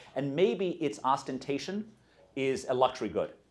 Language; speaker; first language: English; native; English